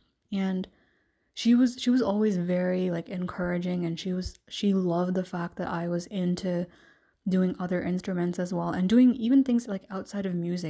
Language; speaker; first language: English; native; English